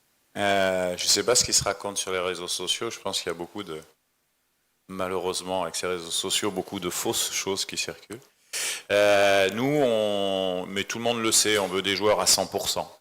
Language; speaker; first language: French; native; French